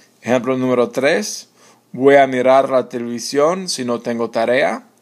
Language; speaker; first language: Spanish; non-native, fluent; English